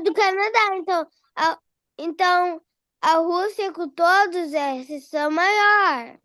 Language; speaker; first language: Portuguese; early bilingual, heritage; Portuguese